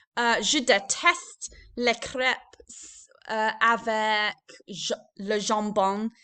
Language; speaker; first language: French; non-native, learner; English